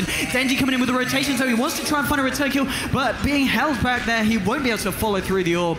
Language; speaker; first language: English; native; English